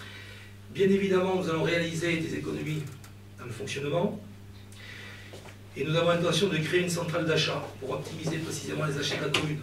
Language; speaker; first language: French; native; French